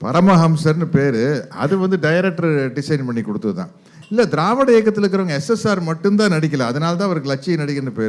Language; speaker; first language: Tamil; native; Tamil